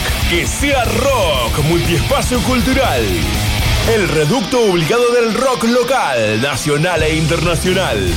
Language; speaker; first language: Spanish; native; Spanish